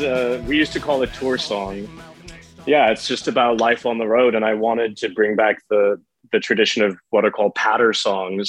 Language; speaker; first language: English; native; English